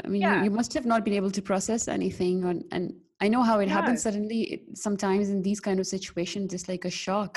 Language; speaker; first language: English; non-native, local second language; Urdu